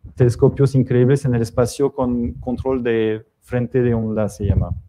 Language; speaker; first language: Spanish; non-native, fluent; French